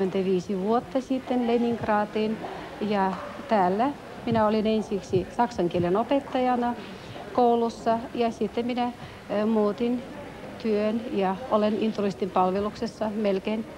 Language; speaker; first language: Finnish; early bilingual, heritage; Finnish